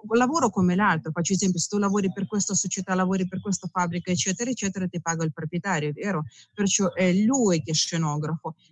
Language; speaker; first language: Italian; non-native, fluent; Russian